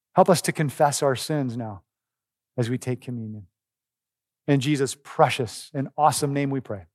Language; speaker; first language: English; native; English